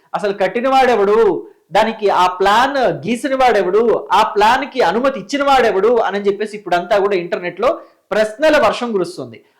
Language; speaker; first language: Telugu; native; Telugu